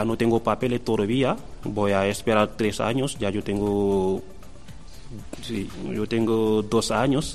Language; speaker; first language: Spanish; non-native, learner; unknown